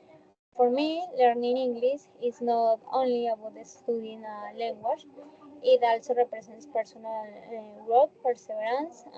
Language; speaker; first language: English; non-native, learner; Spanish